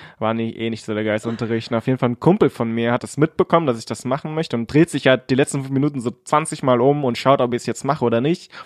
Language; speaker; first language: German; early bilingual, other home language; Vietnamese